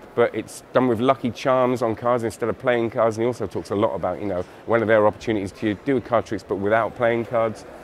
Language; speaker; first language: English; native; English